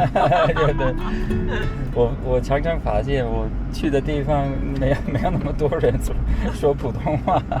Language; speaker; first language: Chinese; non-native, learner; English